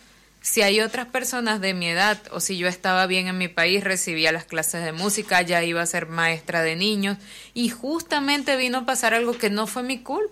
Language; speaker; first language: Spanish; native; Spanish